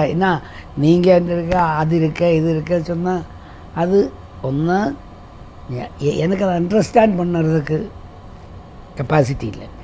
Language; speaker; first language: Tamil; non-native, local second language; Malayalam